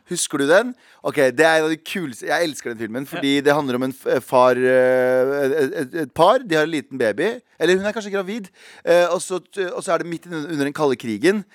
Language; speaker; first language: Norwegian; early bilingual, other home language; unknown